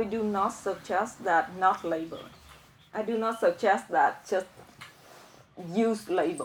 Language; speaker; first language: English; non-native, fluent; Vietnamese